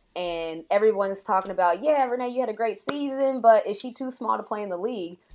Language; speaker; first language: English; native; English